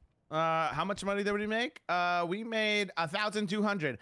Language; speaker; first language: English; native; English